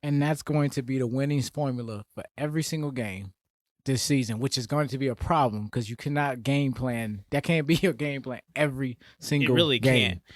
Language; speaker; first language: English; native; English